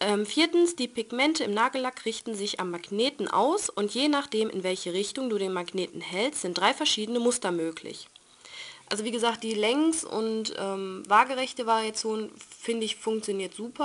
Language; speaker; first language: German; native; German